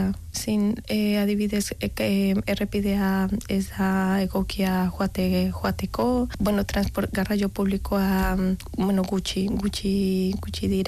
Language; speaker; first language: Basque; non-native, learner; Spanish